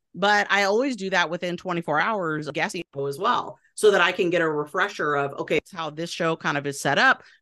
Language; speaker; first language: English; native; English